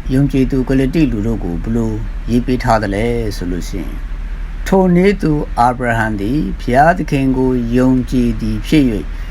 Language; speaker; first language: Burmese; non-native, local second language; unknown